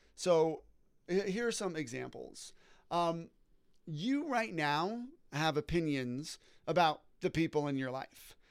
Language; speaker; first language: English; native; English